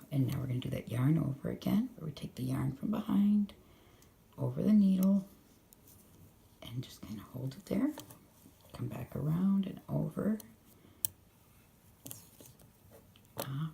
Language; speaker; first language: English; native; English